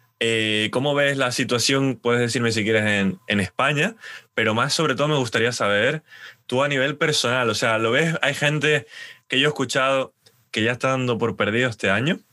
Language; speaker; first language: Spanish; native; Spanish